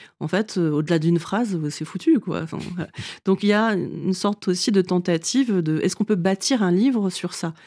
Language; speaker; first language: French; early bilingual, other home language; Vietnamese